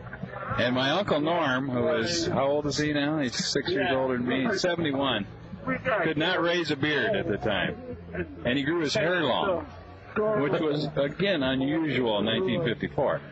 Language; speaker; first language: English; native; English